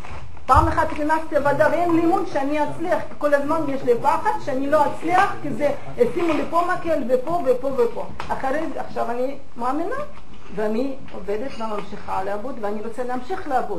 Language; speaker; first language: Hebrew; non-native, fluent; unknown